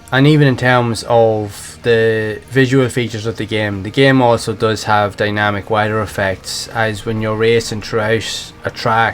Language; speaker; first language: English; native; English